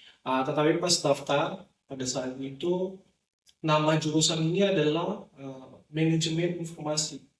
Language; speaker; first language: Indonesian; non-native, local second language; Nias